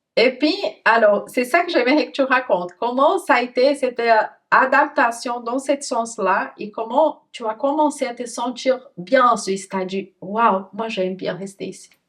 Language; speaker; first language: French; non-native, fluent; Portuguese